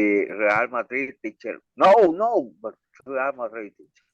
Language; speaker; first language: English; non-native, learner; Spanish